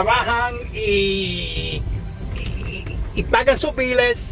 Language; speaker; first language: Spanish; early bilingual, heritage; Spanish